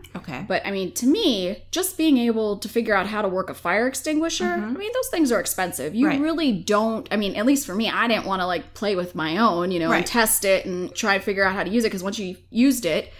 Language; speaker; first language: English; native; English